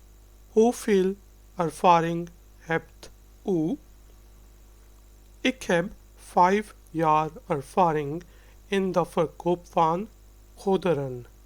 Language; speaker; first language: Dutch; non-native, fluent; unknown